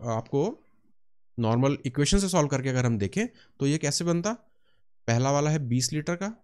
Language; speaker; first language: Hindi; native; Hindi